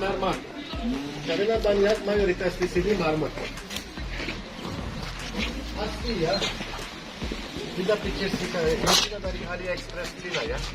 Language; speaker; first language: Indonesian; non-native, fluent; Turkish